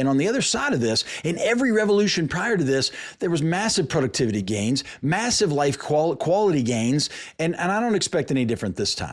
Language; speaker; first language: English; native; English